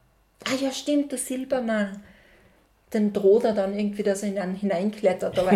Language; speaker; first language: German; native; German